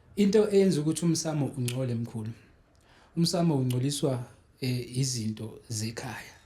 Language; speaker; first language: Zulu; native; Zulu